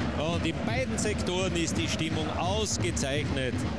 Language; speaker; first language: German; native; German